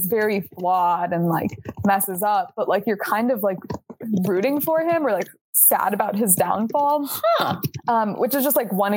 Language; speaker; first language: English; native; English